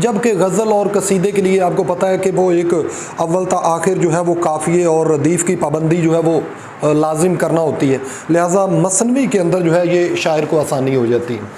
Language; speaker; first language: Urdu; non-native, local second language; Punjabi